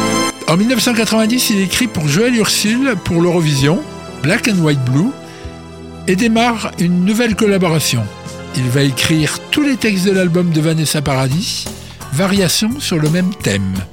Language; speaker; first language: French; native; French